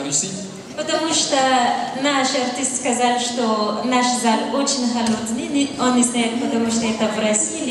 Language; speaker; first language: Russian; non-native, learner; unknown